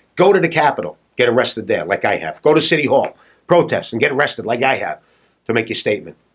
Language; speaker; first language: English; native; English